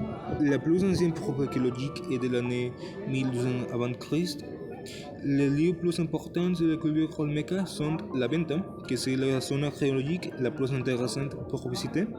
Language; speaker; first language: French; non-native, learner; Spanish